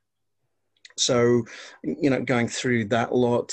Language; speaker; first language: English; non-native, local second language; Welsh